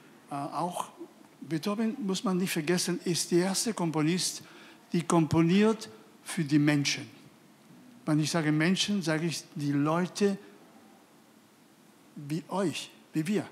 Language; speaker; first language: German; non-native, fluent; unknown